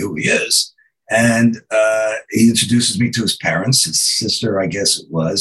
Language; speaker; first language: English; native; English